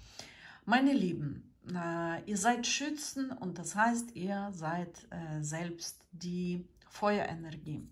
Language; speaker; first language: German; non-native, fluent; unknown